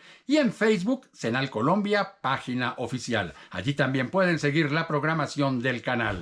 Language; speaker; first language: Spanish; native; Spanish